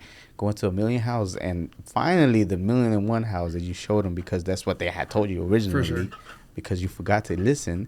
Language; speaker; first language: English; early bilingual, other home language; Spanish